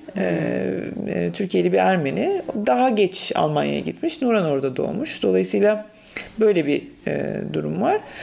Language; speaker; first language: Turkish; native; Turkish